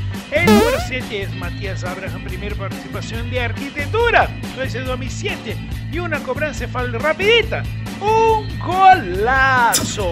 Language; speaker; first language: Spanish; native; Spanish